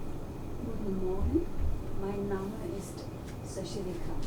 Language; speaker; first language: German; non-native, learner; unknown